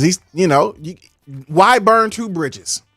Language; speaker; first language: English; native; English